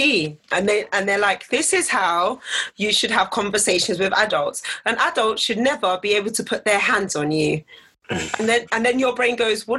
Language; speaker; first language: English; native; English